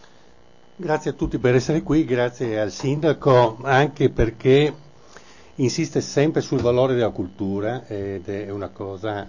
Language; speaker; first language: Italian; native; Italian